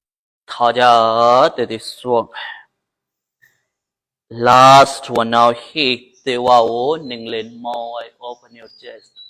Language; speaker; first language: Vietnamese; non-native, learner; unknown